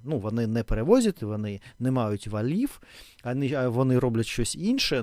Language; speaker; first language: Ukrainian; non-native, local second language; Russian